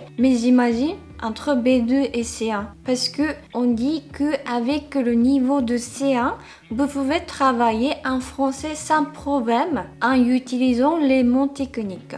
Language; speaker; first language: French; non-native, fluent; Japanese